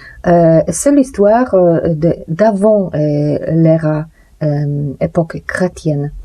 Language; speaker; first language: French; non-native, fluent; Polish